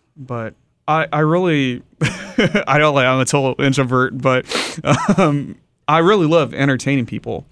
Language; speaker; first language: English; early bilingual, other home language; Japanese